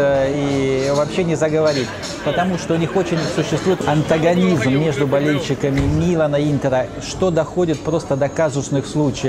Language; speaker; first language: Russian; native; Russian